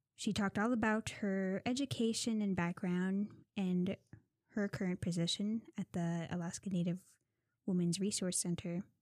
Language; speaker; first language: English; native; English